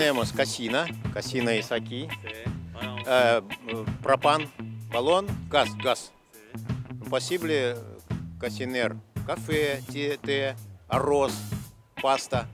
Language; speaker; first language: Spanish; non-native, learner; Russian